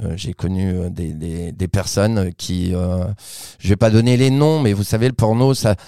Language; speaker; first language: French; native; French